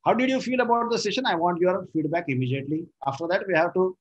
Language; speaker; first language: English; non-native, local second language; Marathi